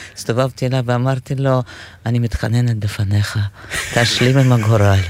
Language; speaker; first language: Hebrew; non-native, fluent; Russian